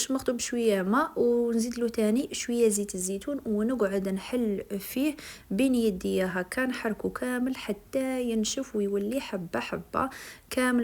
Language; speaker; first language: Arabic; native; Arabic